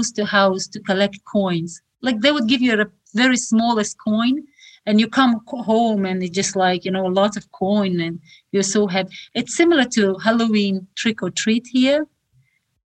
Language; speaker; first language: English; non-native, fluent; Shughni